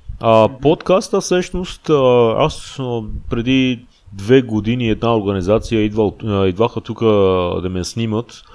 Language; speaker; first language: Bulgarian; non-native, fluent; Persian